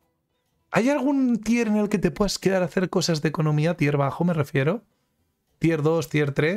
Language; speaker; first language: Spanish; native; Spanish